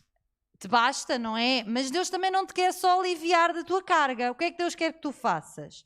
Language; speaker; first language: Portuguese; native; Portuguese